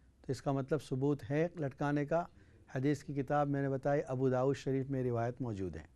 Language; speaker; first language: Urdu; native; Urdu